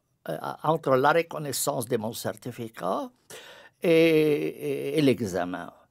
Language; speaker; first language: French; non-native, fluent; Arabic